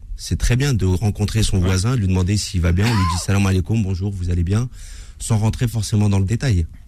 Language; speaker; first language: French; native; French